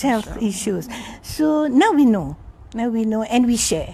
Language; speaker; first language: English; non-native, local second language; Malay